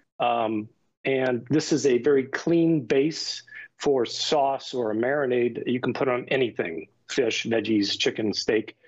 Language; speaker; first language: English; native; English